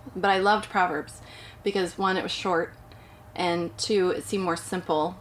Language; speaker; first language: English; native; English